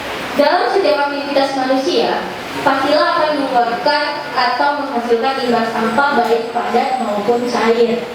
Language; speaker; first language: Indonesian; native; Indonesian